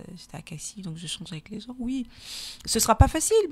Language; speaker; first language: French; native; French